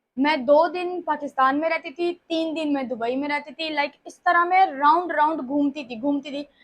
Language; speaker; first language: Urdu; native; Urdu